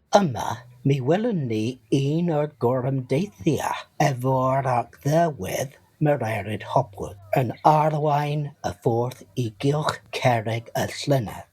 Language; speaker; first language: Welsh; non-native, learner; English